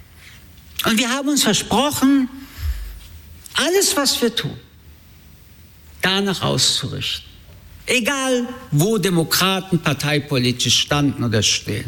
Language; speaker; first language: German; early bilingual, other home language; French